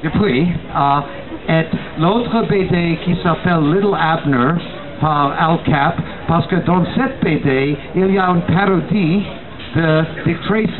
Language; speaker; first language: French; non-native, learner; English